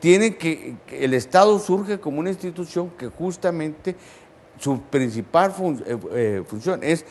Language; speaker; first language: Spanish; native; Spanish